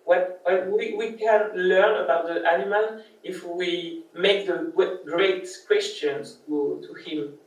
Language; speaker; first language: English; non-native, learner; French